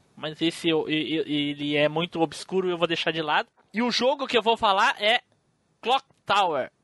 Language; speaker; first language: Portuguese; native; Portuguese